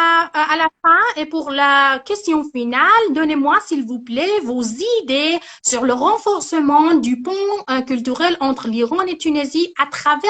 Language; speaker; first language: French; non-native, learner; Persian